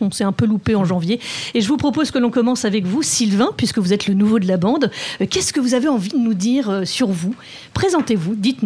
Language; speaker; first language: French; native; French